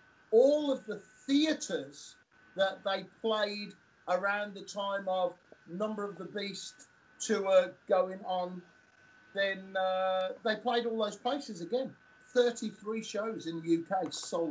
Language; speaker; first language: English; native; English